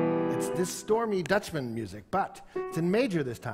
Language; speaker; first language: English; native; English